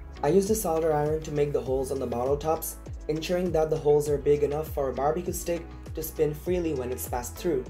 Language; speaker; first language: English; non-native, fluent; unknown